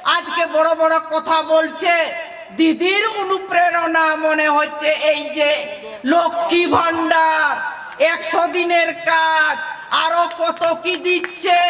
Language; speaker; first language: Bangla; non-native, local second language; Santali